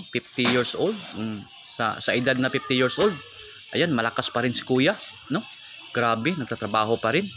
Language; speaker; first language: Filipino; non-native, local second language; Cebuano